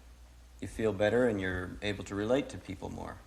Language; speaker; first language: English; native; English